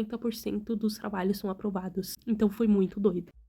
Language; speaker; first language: Portuguese; native; Portuguese